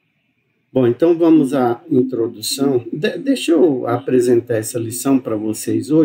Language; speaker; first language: Portuguese; native; Portuguese